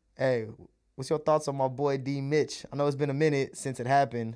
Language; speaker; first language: English; early bilingual, other home language; Malayalam